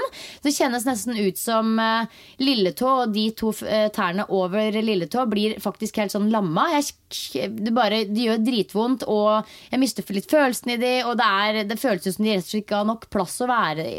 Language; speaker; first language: Norwegian; native; Norwegian